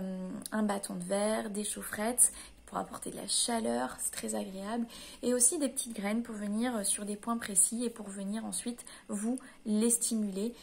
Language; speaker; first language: French; native; French